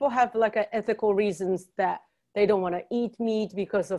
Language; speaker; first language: English; non-native, fluent; Japanese